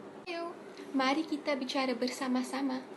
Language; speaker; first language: Indonesian; non-native, learner; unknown